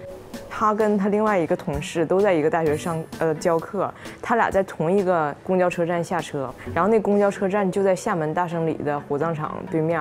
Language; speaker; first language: Chinese; native; Chinese